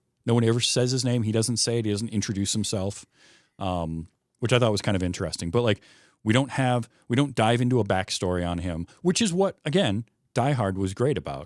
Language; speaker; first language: English; native; English